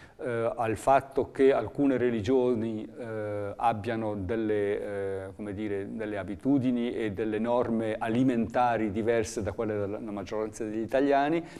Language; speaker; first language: Italian; native; Italian